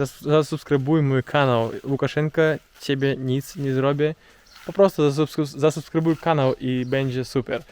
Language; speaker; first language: Polish; non-native, learner; Russian